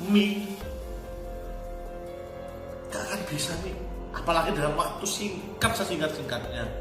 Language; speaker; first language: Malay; non-native, local second language; Javanese